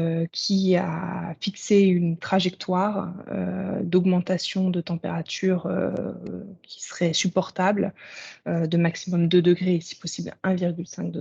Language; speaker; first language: French; native; French